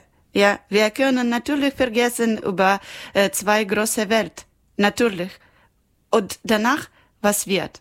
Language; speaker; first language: German; non-native, learner; Ukrainian